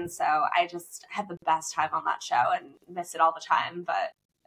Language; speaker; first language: English; native; English